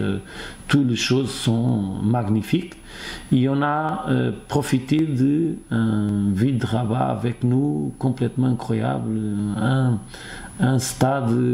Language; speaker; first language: French; non-native, fluent; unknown